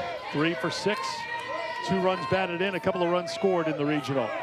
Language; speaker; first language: English; native; English